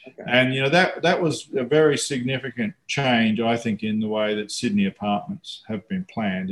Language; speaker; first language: English; native; English